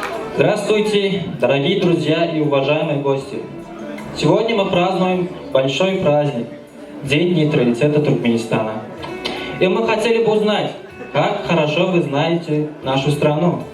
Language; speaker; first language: Russian; non-native, fluent; Turkmen